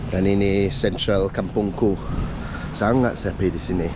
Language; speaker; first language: Indonesian; non-native, learner; English